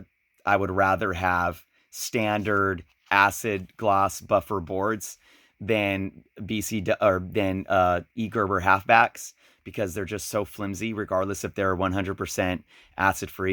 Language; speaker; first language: English; native; English